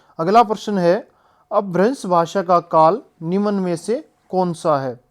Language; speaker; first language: Hindi; native; Hindi